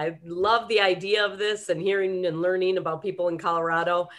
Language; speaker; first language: English; native; English